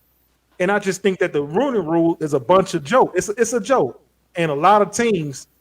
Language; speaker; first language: English; native; English